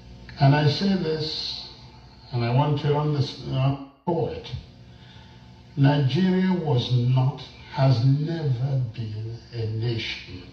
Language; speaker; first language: English; non-native, local second language; Igbo